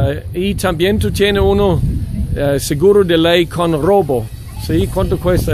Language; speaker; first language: Spanish; non-native, learner; English